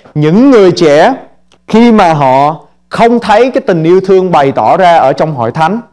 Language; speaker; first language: Vietnamese; early bilingual, heritage; Vietnamese